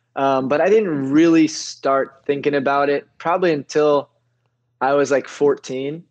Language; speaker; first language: English; native; English